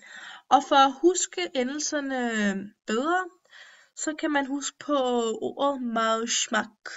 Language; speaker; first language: Danish; early bilingual, other home language; Turkish